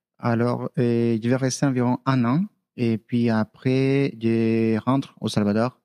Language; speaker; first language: French; non-native, fluent; Spanish